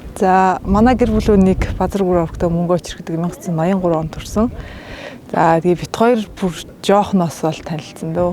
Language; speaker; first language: Mongolian; native; Mongolian